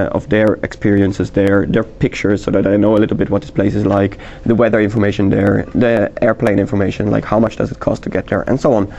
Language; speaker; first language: English; non-native, fluent; Dutch